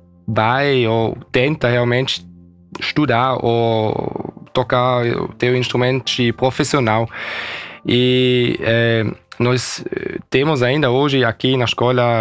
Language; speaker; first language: Portuguese; early bilingual, heritage; German